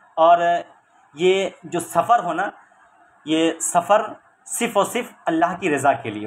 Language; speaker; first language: Urdu; native; Urdu